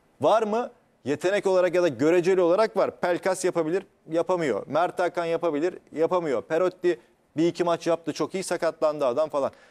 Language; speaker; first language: Turkish; native; Turkish